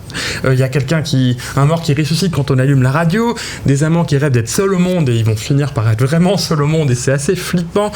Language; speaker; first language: French; native; French